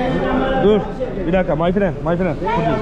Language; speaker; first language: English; non-native, learner; Turkish